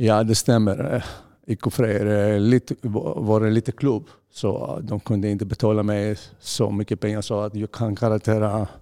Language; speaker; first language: Swedish; non-native, fluent; Greek